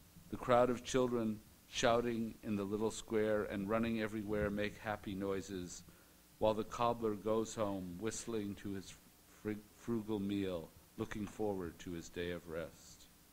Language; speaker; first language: English; native; English